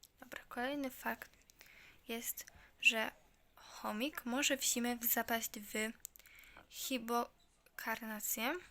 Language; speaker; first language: Polish; native; Polish